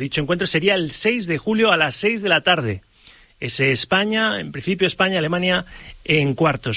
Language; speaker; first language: Spanish; native; Spanish